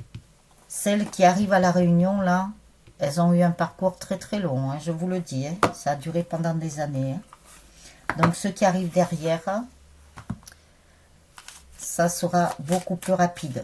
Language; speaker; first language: French; native; French